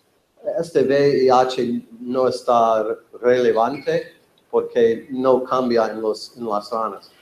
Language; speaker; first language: Spanish; non-native, learner; English